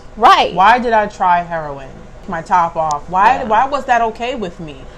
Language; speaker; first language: English; native; English